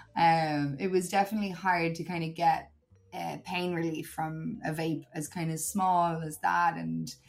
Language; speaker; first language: English; native; English